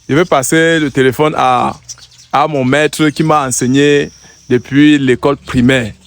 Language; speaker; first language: French; native; French